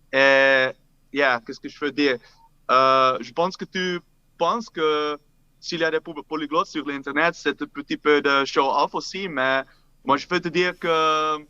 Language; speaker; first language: French; non-native, fluent; Dutch